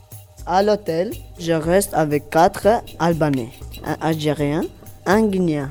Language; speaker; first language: French; non-native, learner; Albanian